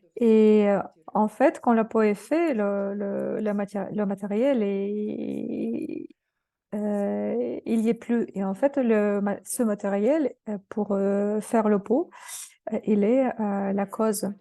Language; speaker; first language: French; non-native, fluent; Russian